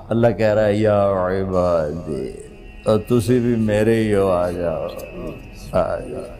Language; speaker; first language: Urdu; non-native, local second language; Punjabi